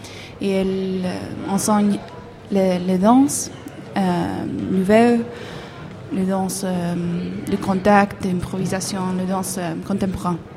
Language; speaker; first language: French; non-native, fluent; Hebrew